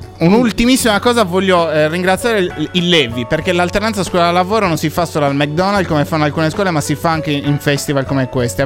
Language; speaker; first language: Italian; native; Italian